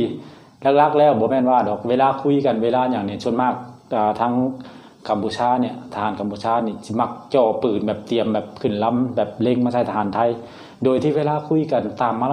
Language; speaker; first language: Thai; non-native, local second language; Lao